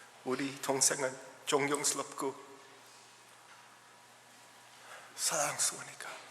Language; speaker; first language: Korean; early bilingual, heritage; Korean